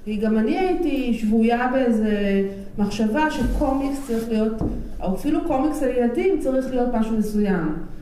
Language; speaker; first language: Hebrew; native; Hebrew